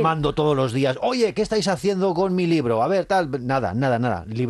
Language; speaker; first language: Spanish; native; Spanish